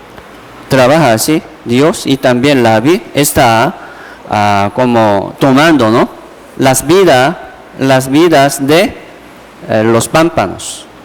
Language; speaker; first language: Spanish; non-native, fluent; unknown